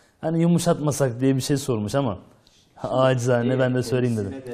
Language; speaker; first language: Turkish; native; Turkish